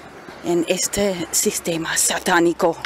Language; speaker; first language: Spanish; non-native, fluent; German